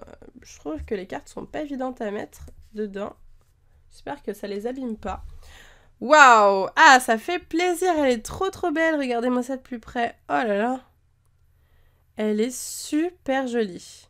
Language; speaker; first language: French; native; French